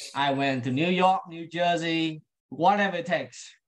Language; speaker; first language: English; non-native, fluent; Vietnamese